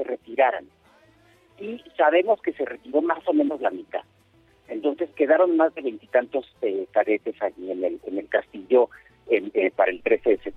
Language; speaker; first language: Spanish; native; Spanish